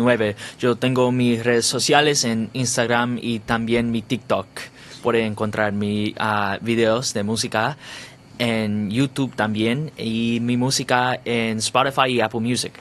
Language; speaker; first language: Spanish; non-native, learner; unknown